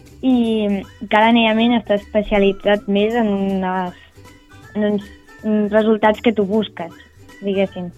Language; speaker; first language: Catalan; native; Catalan